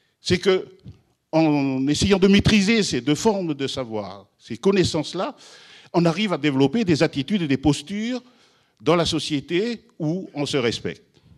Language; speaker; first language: French; non-native, local second language; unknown